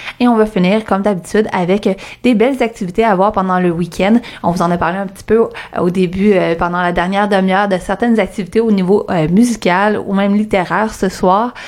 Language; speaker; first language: French; early bilingual, other home language; Arabic